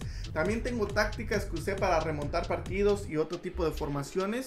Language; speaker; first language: Spanish; native; Spanish